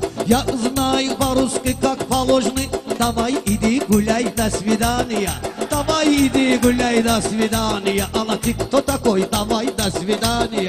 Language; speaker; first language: Russian; non-native, learner; Talysh